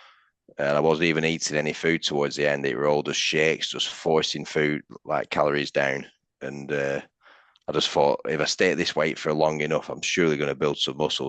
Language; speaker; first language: English; native; English